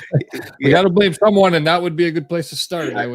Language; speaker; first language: English; native; English